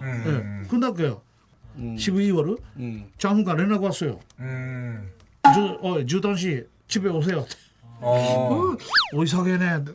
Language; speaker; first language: Korean; non-native, learner; Japanese